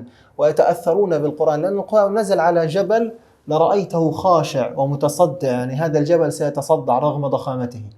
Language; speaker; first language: Arabic; native; Arabic